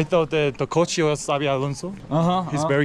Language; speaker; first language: English; non-native, learner; Korean